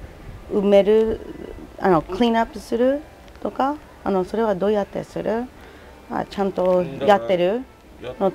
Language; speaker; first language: Japanese; non-native, learner; English